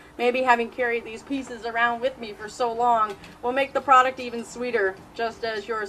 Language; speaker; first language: English; native; English